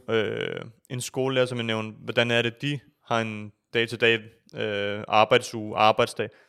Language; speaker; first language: Danish; early bilingual, other home language; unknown